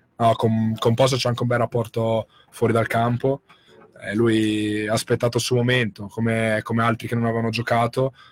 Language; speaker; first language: Italian; native; Italian